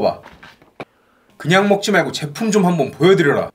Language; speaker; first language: Korean; native; Korean